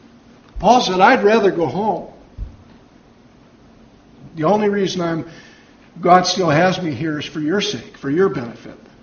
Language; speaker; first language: English; native; English